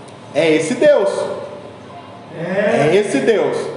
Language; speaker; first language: Portuguese; native; Portuguese